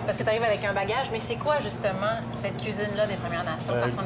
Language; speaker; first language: French; native; French